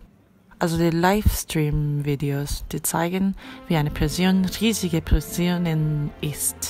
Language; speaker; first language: German; non-native, fluent; Korean